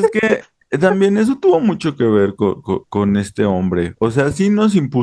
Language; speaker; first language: Spanish; native; Spanish